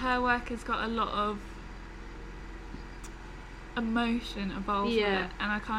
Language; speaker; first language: English; native; English